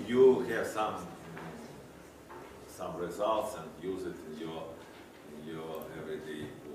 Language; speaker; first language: English; non-native, fluent; Ukrainian